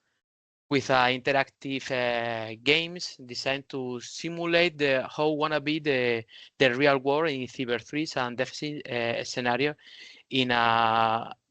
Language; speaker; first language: English; non-native, learner; Spanish